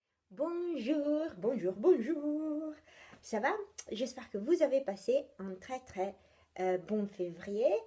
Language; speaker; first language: French; non-native, fluent; Italian